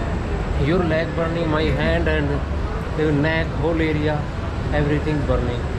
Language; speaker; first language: English; non-native, learner; Hindi